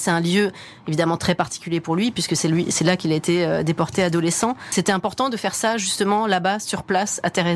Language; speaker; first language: French; native; French